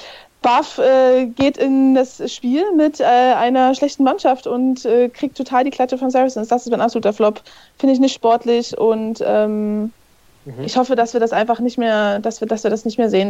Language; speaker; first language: German; native; German